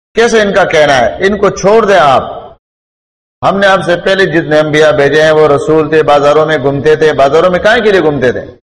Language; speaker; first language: Urdu; non-native, local second language; Pashto